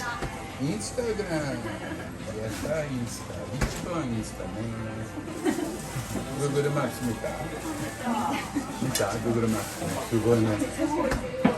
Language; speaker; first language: Japanese; non-native, learner; English